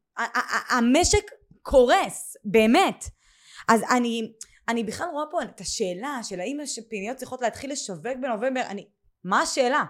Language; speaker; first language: Hebrew; native; Hebrew